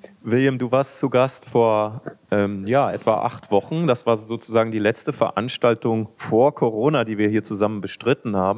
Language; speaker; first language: German; native; German